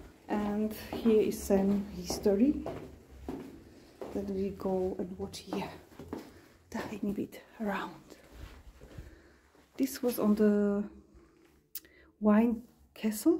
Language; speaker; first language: English; non-native, learner; Slovak